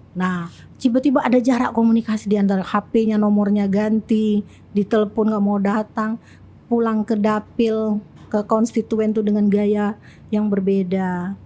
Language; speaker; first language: Indonesian; native; Indonesian